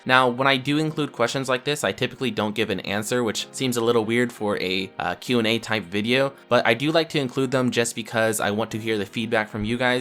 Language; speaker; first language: English; native; English